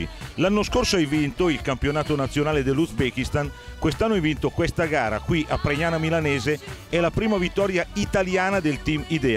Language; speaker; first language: Italian; native; Italian